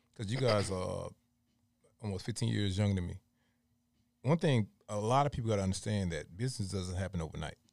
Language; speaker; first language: English; native; English